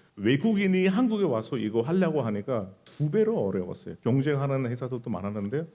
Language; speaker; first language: Korean; non-native, fluent; Hindi